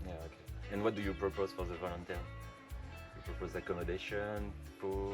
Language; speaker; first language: English; non-native, learner; French